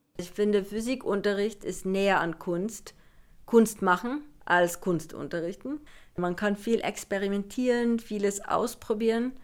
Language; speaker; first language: German; non-native, fluent; Finnish